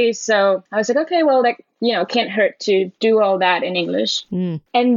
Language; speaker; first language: English; non-native, fluent; German